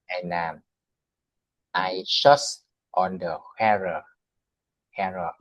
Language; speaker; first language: English; non-native, learner; Vietnamese